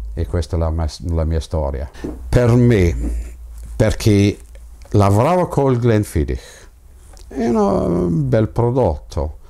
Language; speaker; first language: Italian; non-native, fluent; English